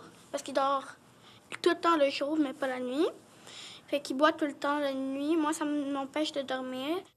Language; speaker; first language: French; native; French